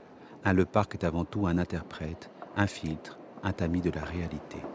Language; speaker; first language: French; native; French